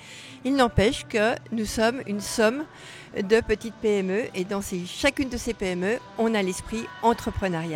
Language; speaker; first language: French; native; French